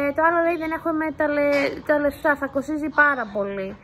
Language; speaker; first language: Greek; early bilingual, heritage; Greek